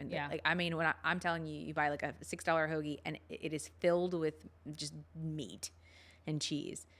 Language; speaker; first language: English; native; English